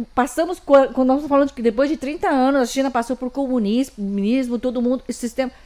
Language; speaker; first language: Portuguese; early bilingual, other home language; Chinese